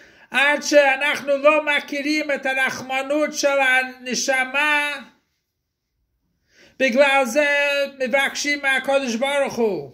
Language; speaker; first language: Hebrew; non-native, fluent; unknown